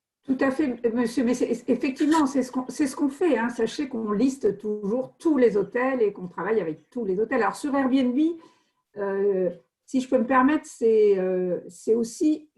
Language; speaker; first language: French; native; French